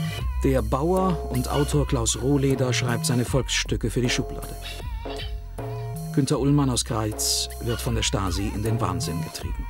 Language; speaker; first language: German; native; German